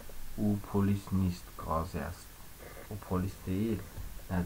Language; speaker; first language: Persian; non-native, fluent; Azerbaijani